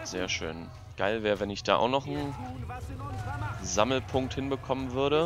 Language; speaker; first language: German; native; German